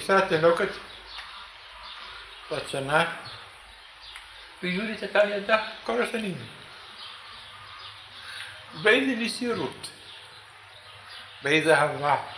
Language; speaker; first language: Hebrew; non-native, fluent; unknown